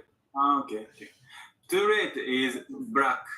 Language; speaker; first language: English; non-native, learner; Japanese